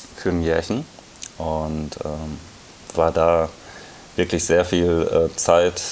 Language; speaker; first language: German; native; German